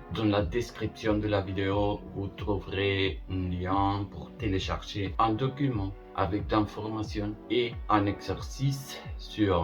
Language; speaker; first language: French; non-native, learner; Spanish